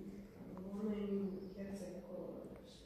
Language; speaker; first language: German; non-native, learner; Croatian